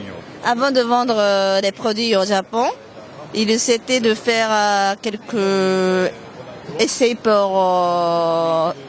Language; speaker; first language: French; non-native, fluent; Japanese